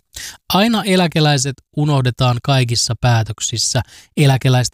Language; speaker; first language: Finnish; native; Finnish